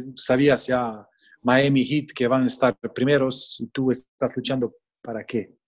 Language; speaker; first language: Spanish; non-native, fluent; Bosnian